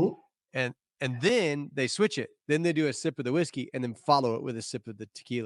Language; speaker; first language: English; native; English